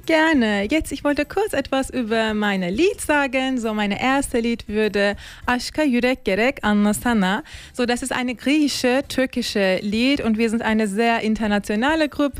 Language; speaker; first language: German; non-native, learner; Turkish